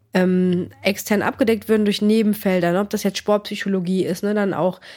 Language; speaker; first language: German; early bilingual, other home language; Greek